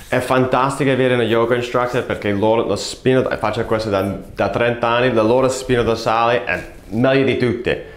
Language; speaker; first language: Italian; non-native, fluent; English